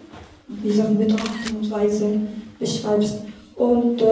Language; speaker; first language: German; non-native, learner; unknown